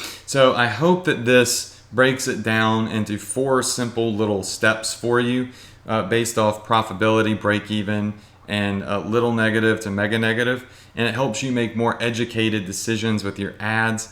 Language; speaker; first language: English; native; English